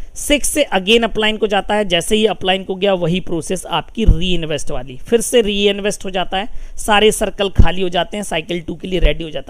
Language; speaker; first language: Hindi; native; Hindi